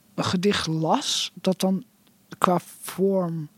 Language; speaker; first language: Dutch; native; Dutch